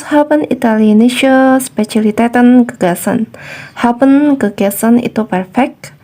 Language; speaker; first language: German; non-native, fluent; Indonesian